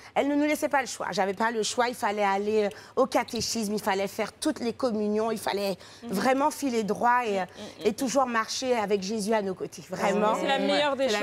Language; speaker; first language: French; native; French